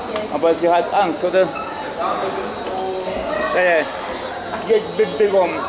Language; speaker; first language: German; non-native, learner; Russian